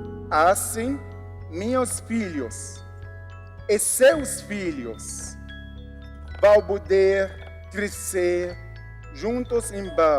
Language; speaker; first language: Portuguese; non-native, fluent; Arabic